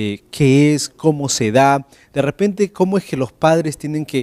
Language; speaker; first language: Spanish; native; Spanish